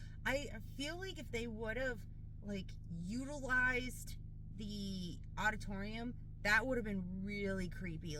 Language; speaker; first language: English; native; English